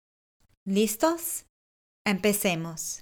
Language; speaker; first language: Spanish; non-native, fluent; English